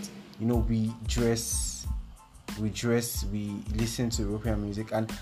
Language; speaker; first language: English; non-native, local second language; Yoruba